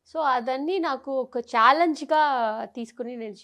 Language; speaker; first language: Telugu; non-native, local second language; Tamil